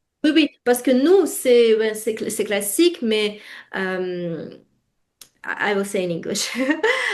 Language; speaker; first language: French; non-native, fluent; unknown